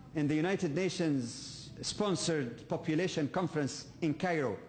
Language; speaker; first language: English; non-native, fluent; Arabic